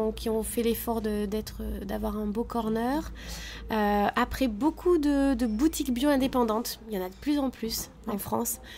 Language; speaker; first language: French; native; French